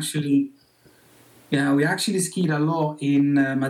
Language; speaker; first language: English; non-native, fluent; Italian